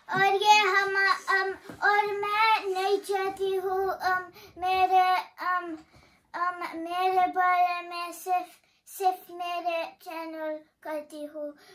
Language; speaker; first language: Hindi; early bilingual, heritage; Hindi